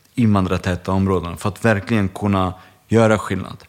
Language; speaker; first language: Swedish; early bilingual, other home language; Bosnian